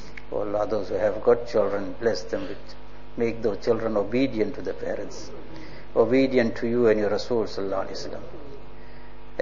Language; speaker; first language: English; native; English